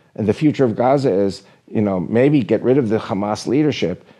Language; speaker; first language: English; native; English